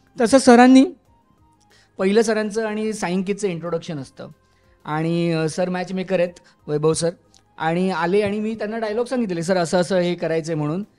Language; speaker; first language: Marathi; native; Marathi